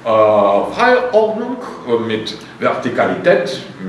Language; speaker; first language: German; non-native, fluent; Russian